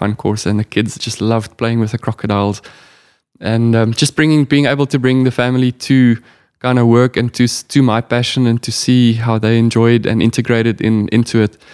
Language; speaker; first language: English; non-native, local second language; Afrikaans